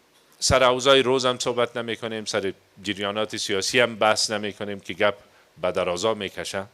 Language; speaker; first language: Persian; native; Persian